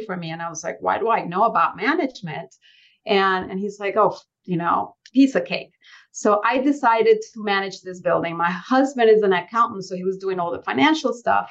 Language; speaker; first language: English; early bilingual, other home language; Spanish